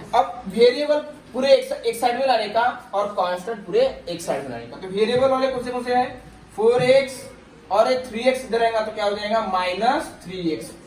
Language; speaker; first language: Hindi; non-native, local second language; Marathi